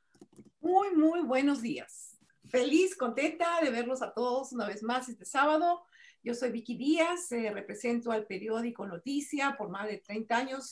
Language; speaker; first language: Spanish; native; Spanish